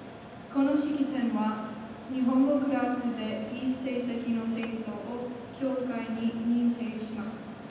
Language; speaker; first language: Japanese; non-native, learner; English